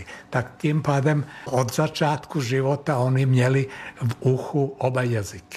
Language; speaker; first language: Czech; non-native, fluent; Serbian